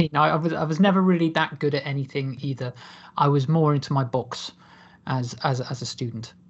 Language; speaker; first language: English; native; English